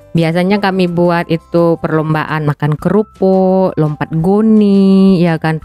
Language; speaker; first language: Indonesian; native; Indonesian